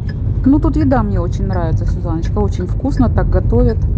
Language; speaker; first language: Russian; native; Russian